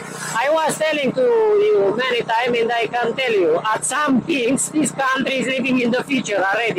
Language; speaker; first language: English; non-native, learner; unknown